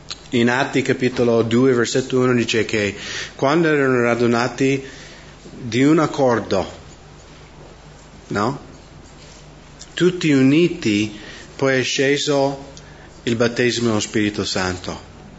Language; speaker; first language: Italian; non-native, fluent; English